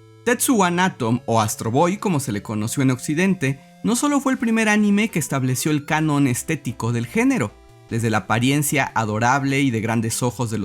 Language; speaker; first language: Spanish; native; Spanish